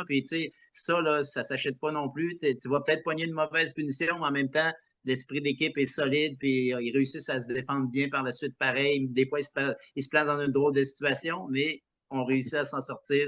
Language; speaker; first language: French; native; French